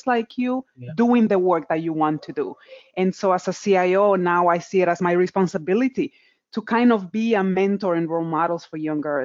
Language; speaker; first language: English; non-native, fluent; Spanish